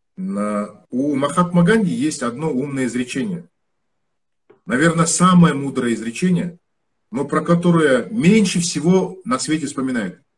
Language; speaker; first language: Russian; non-native, local second language; Kazakh